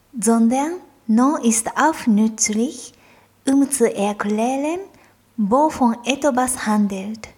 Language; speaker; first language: German; non-native, fluent; Japanese